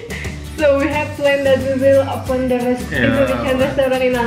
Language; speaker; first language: English; non-native, learner; Indonesian